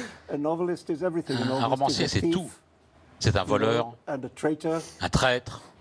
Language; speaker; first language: French; non-native, fluent; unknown